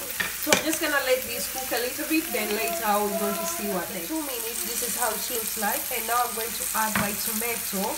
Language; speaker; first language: English; non-native, fluent; Swahili